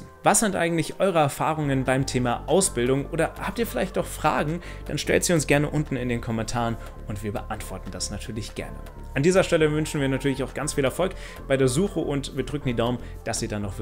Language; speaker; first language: German; native; German